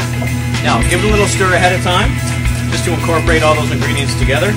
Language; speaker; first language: English; native; English